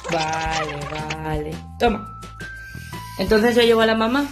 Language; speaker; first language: Spanish; native; Spanish